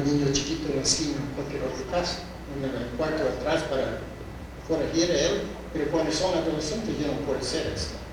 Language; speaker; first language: Spanish; non-native, fluent; English